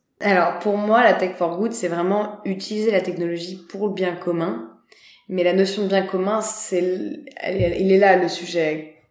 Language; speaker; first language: French; native; French